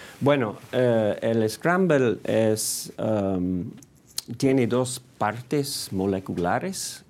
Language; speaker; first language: Spanish; non-native, fluent; English